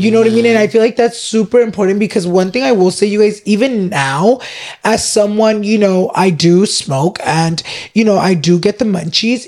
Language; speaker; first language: English; early bilingual, other home language; Spanish